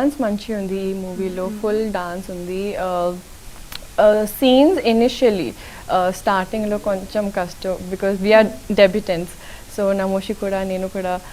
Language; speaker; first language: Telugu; non-native, local second language; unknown